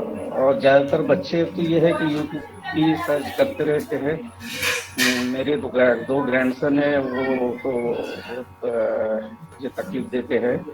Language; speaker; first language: Hindi; native; Hindi